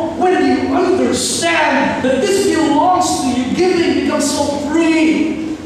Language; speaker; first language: English; non-native, local second language; Filipino